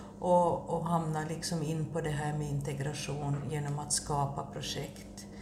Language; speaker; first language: Swedish; native; Swedish